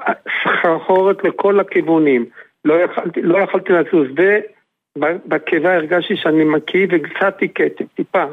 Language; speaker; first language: Hebrew; non-native, fluent; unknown